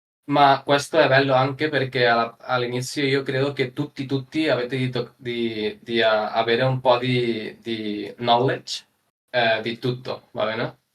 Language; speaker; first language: Italian; non-native, learner; Spanish